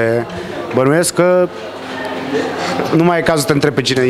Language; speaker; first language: Romanian; native; Romanian